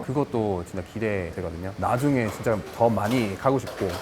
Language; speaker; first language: Korean; non-native, fluent; English